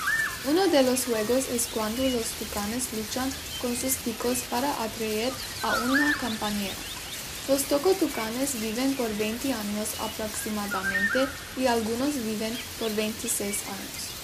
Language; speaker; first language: Spanish; non-native, learner; English